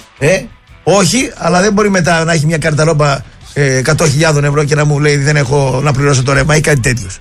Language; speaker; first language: Greek; native; Greek